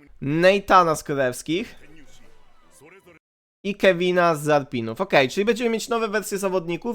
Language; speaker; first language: Polish; native; Polish